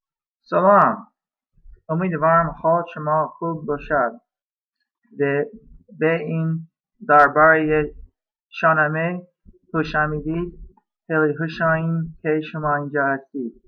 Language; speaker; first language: Persian; non-native, learner; English